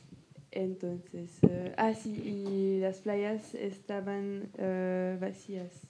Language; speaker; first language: Spanish; non-native, learner; French